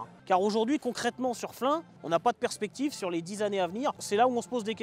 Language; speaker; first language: French; native; French